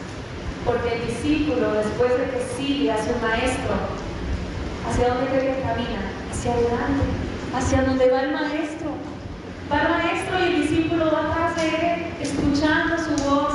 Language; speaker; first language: Spanish; native; Spanish